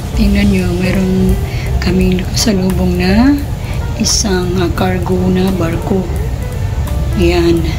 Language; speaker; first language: Filipino; non-native, local second language; Cebuano